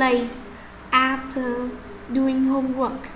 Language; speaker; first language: English; non-native, learner; Vietnamese